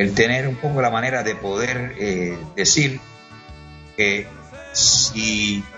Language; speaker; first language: Spanish; native; Spanish